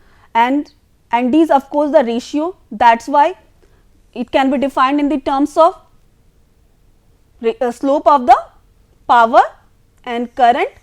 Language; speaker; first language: English; non-native, local second language; Hindi